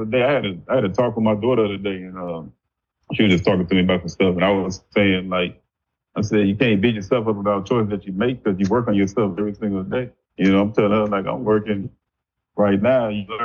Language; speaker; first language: English; native; English